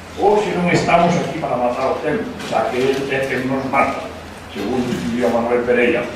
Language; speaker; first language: Galician; non-native, fluent; Spanish